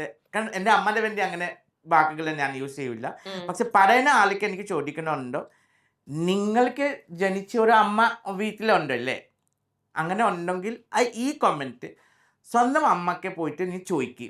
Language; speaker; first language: Malayalam; non-native, fluent; Assamese